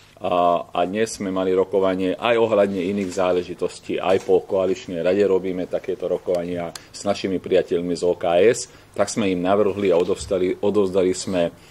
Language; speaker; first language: Slovak; non-native, local second language; Hungarian